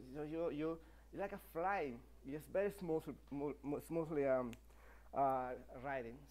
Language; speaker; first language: English; non-native, fluent; Spanish